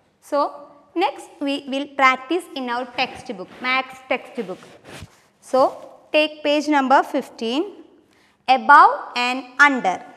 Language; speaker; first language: English; non-native, local second language; Malayalam